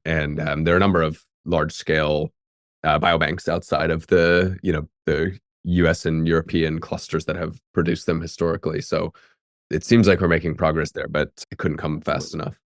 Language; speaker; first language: English; native; English